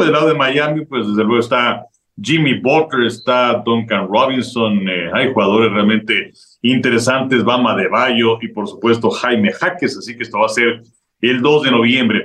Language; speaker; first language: Spanish; native; Spanish